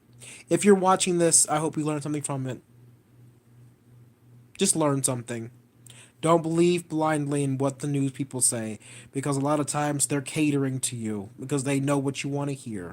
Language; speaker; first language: English; native; English